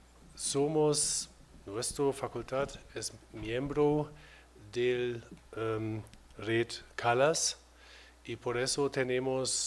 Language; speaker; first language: Spanish; non-native, fluent; German